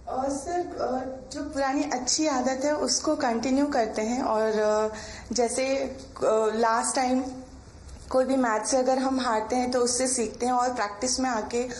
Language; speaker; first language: Hindi; native; Hindi